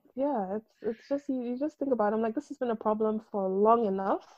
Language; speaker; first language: English; non-native, local second language; Akan